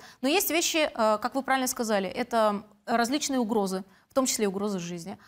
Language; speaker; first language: Russian; native; Russian